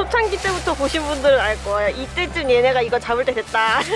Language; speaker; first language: Korean; native; Korean